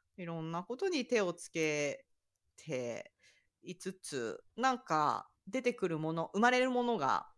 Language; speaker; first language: Japanese; native; Japanese